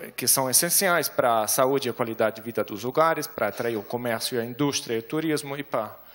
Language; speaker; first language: Portuguese; non-native, fluent; German